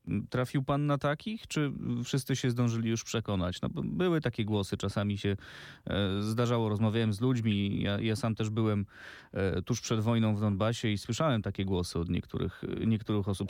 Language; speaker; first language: Polish; native; Polish